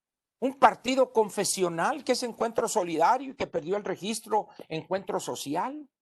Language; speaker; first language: Spanish; native; Spanish